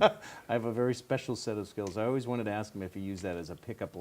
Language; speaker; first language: English; native; English